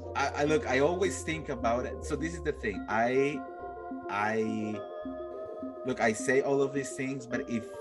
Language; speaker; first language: English; non-native, fluent; Spanish